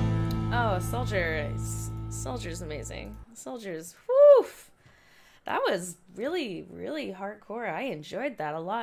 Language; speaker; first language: English; native; English